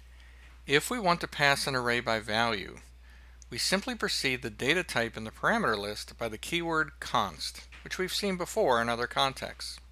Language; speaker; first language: English; native; English